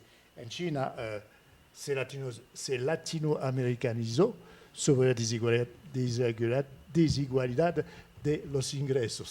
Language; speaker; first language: Spanish; non-native, fluent; French